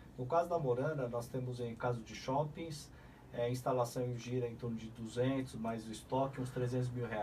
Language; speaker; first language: Portuguese; early bilingual, other home language; Korean